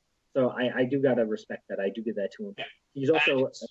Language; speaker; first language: English; native; English